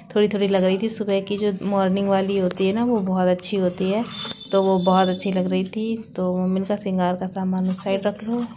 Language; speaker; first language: Hindi; native; Hindi